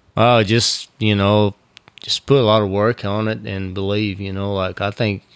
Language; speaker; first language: English; non-native, fluent; Portuguese